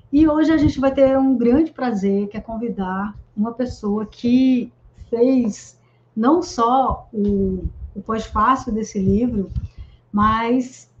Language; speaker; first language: Portuguese; native; Portuguese